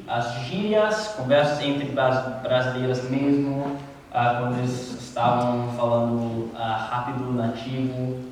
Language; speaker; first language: Portuguese; non-native, learner; English